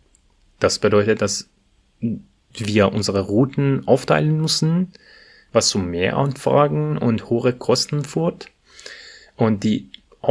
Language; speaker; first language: German; non-native, fluent; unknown